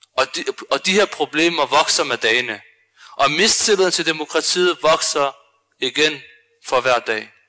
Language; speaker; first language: Danish; early bilingual, other home language; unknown